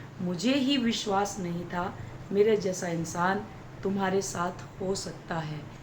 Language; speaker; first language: Hindi; native; Hindi